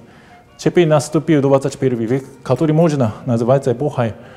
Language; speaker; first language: Russian; non-native, fluent; Japanese